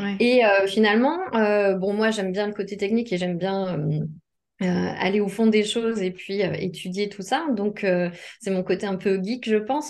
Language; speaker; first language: French; native; French